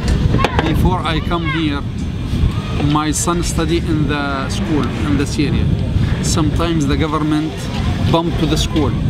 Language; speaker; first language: English; non-native, learner; Arabic